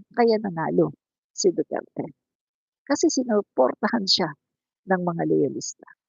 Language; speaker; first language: Filipino; non-native, local second language; Cebuano